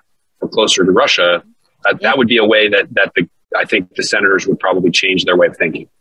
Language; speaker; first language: English; native; English